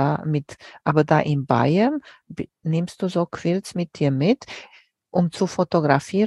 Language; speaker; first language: German; non-native, fluent; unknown